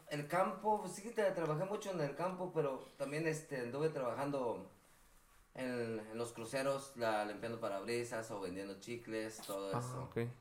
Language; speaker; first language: Spanish; native; Spanish